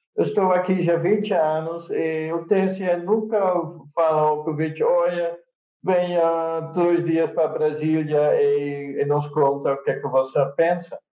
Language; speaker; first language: Portuguese; non-native, fluent; Dutch